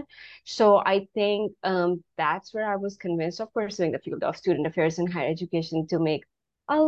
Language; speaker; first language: English; non-native, local second language; Urdu